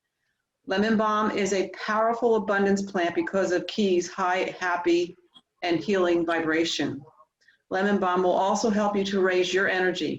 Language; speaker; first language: English; native; English